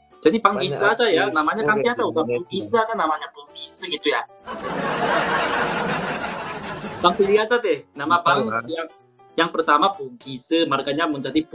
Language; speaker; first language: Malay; non-native, fluent; Korean